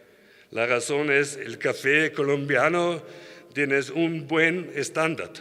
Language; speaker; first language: Spanish; non-native, learner; German